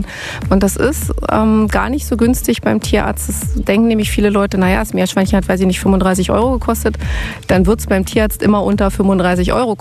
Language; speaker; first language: German; native; German